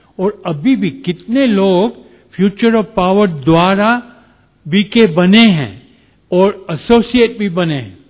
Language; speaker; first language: Hindi; non-native, fluent; Gujarati